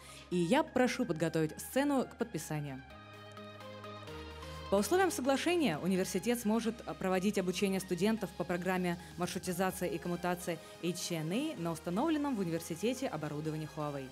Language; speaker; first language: Russian; native; Russian